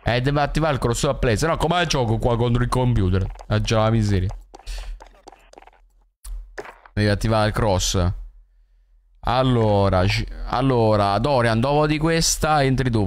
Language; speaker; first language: Italian; native; Italian